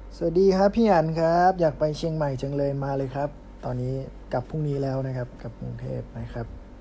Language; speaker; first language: Thai; native; Thai